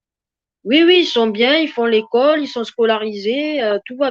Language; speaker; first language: French; native; French